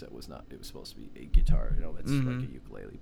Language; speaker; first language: English; native; English